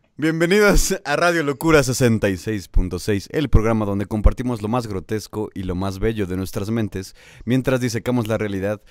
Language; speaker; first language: Spanish; native; Spanish